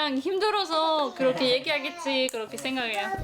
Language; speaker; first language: Korean; non-native, fluent; French